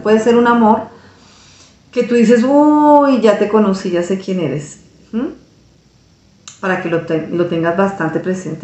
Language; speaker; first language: Spanish; native; Spanish